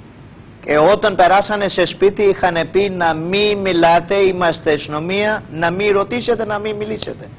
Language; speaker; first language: Greek; non-native, fluent; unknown